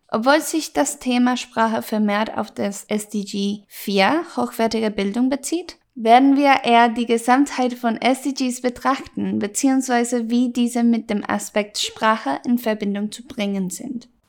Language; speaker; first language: German; non-native, fluent; Spanish